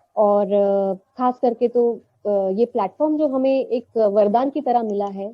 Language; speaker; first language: Hindi; non-native, local second language; Marathi